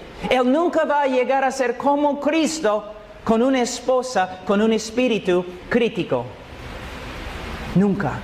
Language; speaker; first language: Spanish; non-native, fluent; English